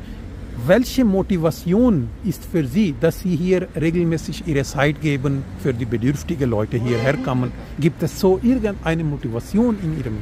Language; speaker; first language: German; non-native, learner; Urdu